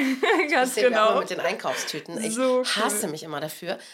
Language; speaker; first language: German; native; German